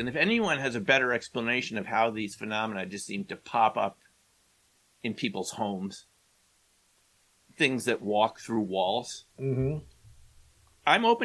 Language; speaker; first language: English; native; English